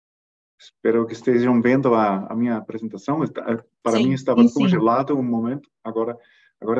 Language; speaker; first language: Portuguese; non-native, fluent; German